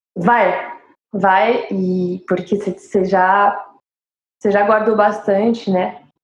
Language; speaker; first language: Portuguese; non-native, fluent; French